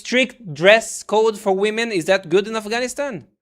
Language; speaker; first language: English; native; English